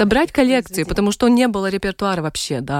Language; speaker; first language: Russian; non-native, local second language; Latvian